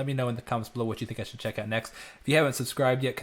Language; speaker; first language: English; native; English